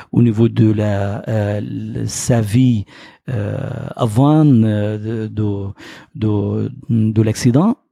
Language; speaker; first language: French; non-native, fluent; Arabic